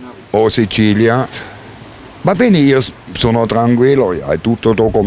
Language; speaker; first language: Italian; non-native, learner; German